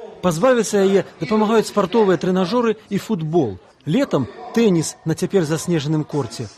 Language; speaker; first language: Belarusian; native; Belarusian